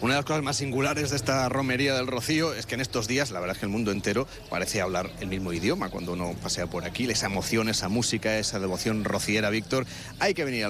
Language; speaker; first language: Spanish; native; Spanish